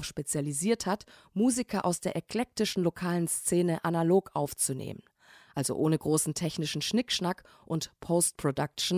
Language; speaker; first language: German; native; German